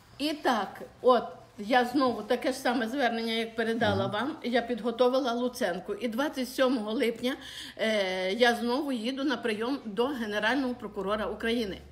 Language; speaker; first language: Ukrainian; native; Ukrainian